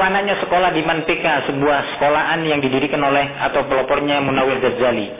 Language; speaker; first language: Indonesian; native; Indonesian